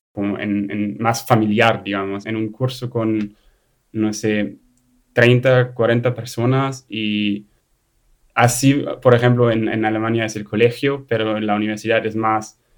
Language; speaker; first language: Spanish; non-native, fluent; German